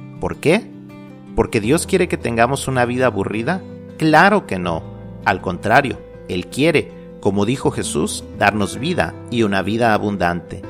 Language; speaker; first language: Spanish; native; Spanish